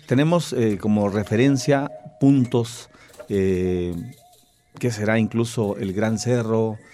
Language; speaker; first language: Spanish; non-native, local second language; Tzeltal